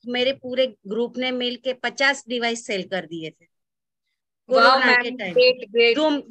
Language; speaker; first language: Hindi; non-native, local second language; Gujarati